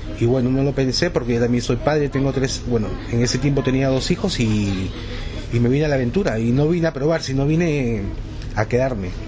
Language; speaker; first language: Spanish; native; Spanish